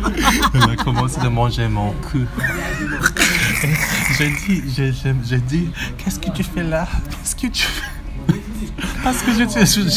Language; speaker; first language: French; non-native, learner; English